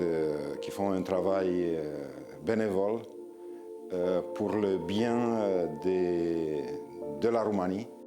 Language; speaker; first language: French; non-native, fluent; Romanian